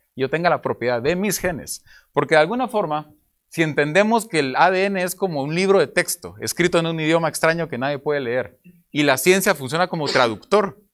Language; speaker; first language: Spanish; native; Spanish